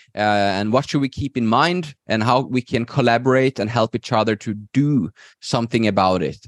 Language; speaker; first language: English; non-native, fluent; Norwegian